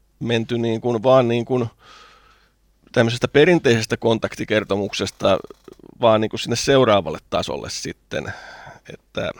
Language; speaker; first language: Finnish; native; Finnish